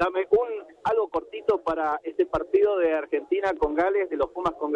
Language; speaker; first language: Spanish; native; Spanish